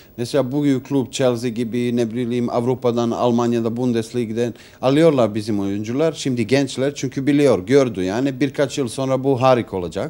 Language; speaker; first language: Turkish; non-native, learner; Serbian